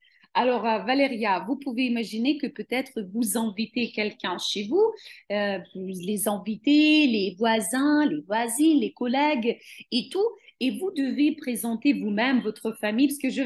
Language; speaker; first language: French; non-native, fluent; Ukrainian